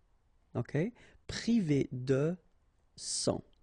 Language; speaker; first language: French; native; French